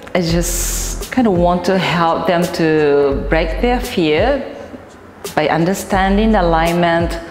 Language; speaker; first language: English; non-native, fluent; Japanese